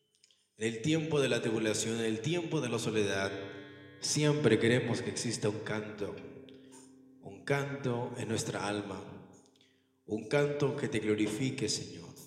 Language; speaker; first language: Spanish; native; Spanish